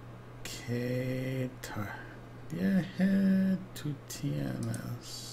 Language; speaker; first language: Spanish; non-native, learner; English